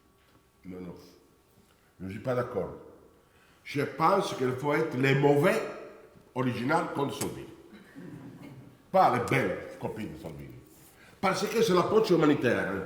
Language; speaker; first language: French; non-native, fluent; Italian